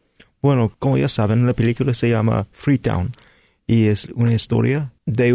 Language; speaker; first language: Spanish; non-native, fluent; English